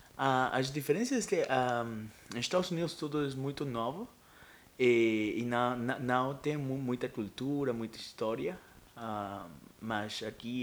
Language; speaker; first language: Portuguese; non-native, fluent; Spanish